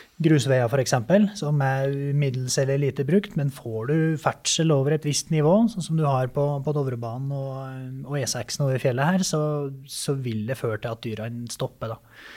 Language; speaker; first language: Norwegian; native; Norwegian